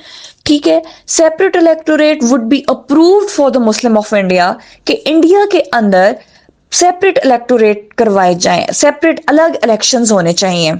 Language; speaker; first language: Urdu; native; Urdu